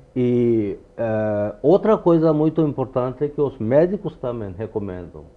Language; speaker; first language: Portuguese; non-native, fluent; Urdu